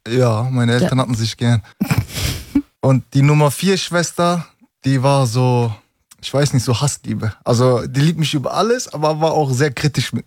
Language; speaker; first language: German; early bilingual, other home language; Turkish